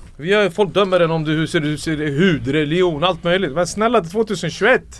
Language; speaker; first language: Swedish; early bilingual, other home language; Serbian